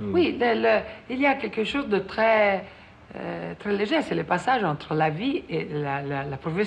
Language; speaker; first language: French; non-native, fluent; Italian